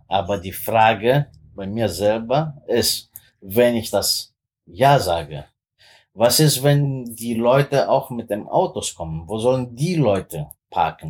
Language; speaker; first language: German; non-native, fluent; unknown